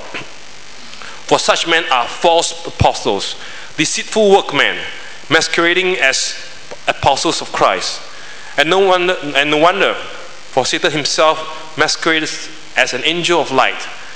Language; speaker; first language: English; non-native, local second language; Chinese